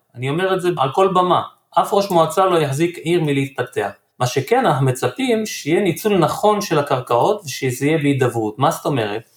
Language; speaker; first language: Hebrew; native; Hebrew